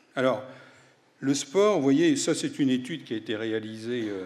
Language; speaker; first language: French; native; French